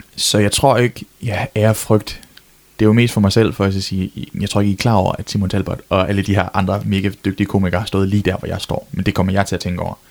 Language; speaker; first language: Danish; native; Danish